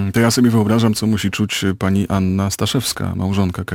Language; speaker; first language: Polish; native; Polish